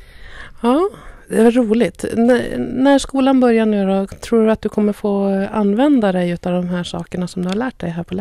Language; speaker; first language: Swedish; native; Swedish